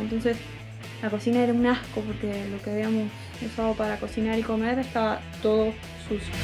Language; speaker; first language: Spanish; native; Spanish